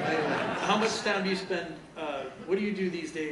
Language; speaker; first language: English; native; English